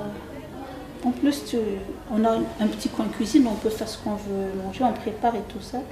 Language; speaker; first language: French; non-native, local second language; Malagasy